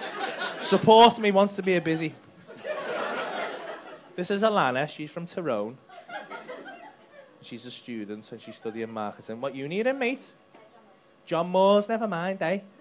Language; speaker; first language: English; native; English